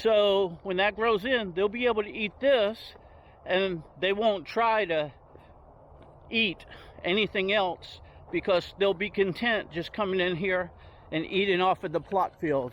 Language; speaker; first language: English; native; English